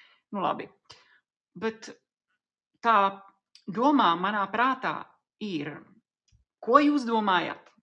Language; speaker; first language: Latvian; non-native, fluent; Czech